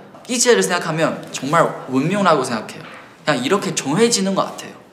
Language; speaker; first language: Korean; non-native, fluent; Chinese